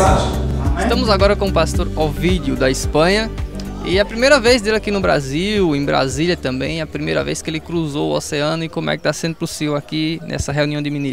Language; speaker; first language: Portuguese; native; Portuguese